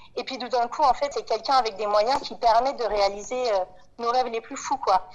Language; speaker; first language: French; native; French